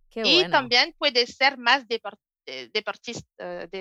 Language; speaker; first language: Spanish; non-native, learner; French